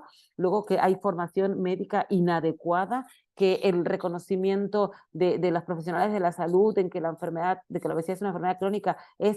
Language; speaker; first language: Spanish; native; Spanish